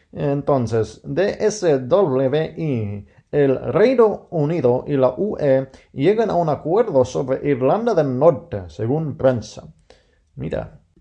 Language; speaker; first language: Spanish; non-native, fluent; English